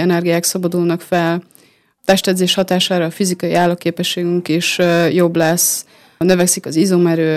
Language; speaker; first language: Hungarian; native; Hungarian